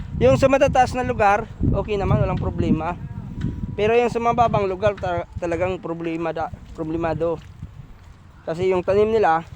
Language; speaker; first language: Filipino; non-native, local second language; Bikol